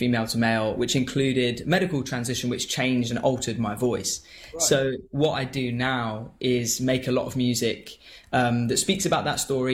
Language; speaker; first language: English; native; English